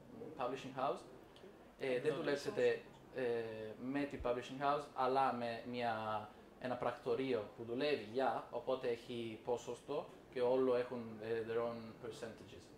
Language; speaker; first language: Greek; non-native, fluent; Italian